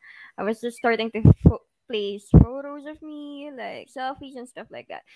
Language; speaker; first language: English; non-native, local second language; Filipino